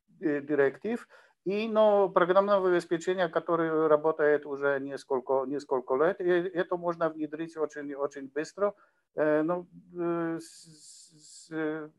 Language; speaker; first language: Russian; non-native, learner; Polish